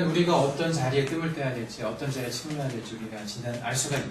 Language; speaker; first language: Korean; native; Korean